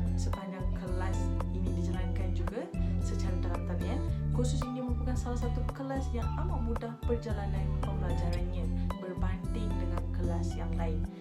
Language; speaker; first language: Malay; native; Malay